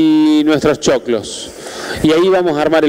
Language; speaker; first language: Spanish; native; Spanish